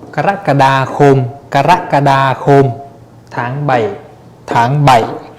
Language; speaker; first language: Thai; non-native, fluent; Vietnamese